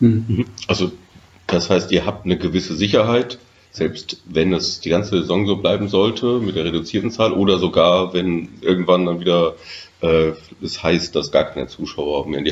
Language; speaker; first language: German; native; German